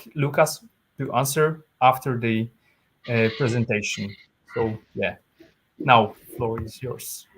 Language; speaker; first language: English; non-native, fluent; Polish